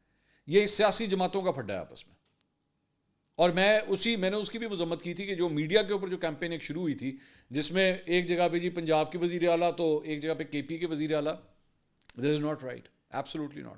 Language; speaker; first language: Urdu; native; Urdu